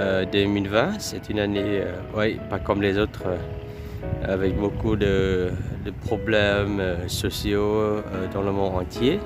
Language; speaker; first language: French; non-native, fluent; Vietnamese